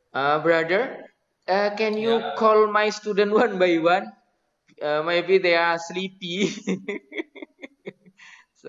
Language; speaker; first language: English; non-native, learner; Indonesian